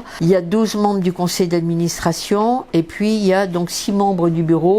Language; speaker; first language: French; native; French